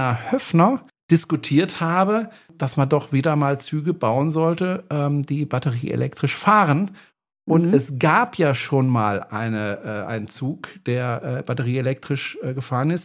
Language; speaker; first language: German; native; German